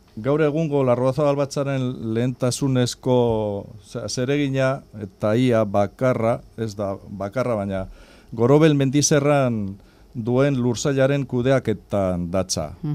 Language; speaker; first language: Basque; non-native, local second language; Spanish